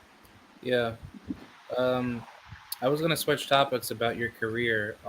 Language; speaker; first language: English; native; English